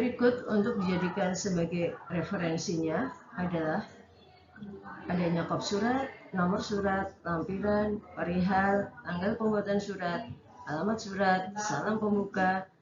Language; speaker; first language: Indonesian; native; Indonesian